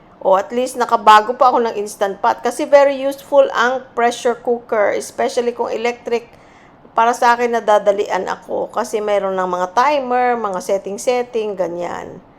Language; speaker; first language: Filipino; native; Filipino